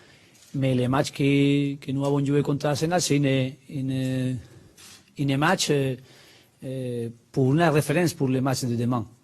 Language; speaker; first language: French; non-native, learner; Spanish